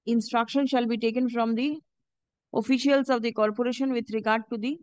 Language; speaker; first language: English; non-native, local second language; Bangla